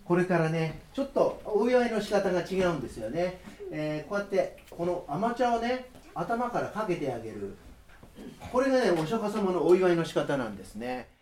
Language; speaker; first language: Japanese; native; Japanese